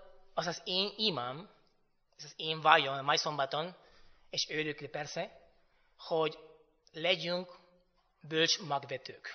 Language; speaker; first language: Hungarian; non-native, fluent; Spanish